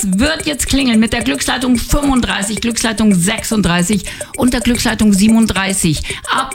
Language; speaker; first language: German; native; German